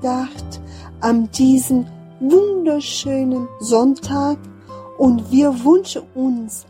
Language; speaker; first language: German; non-native, fluent; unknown